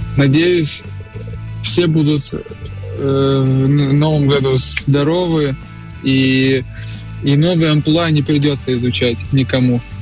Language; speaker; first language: Russian; native; Russian